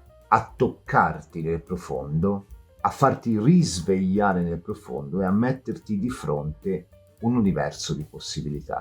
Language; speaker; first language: Italian; native; Italian